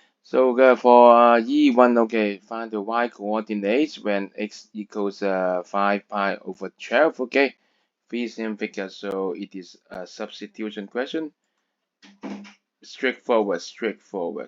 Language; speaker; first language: English; non-native, fluent; Chinese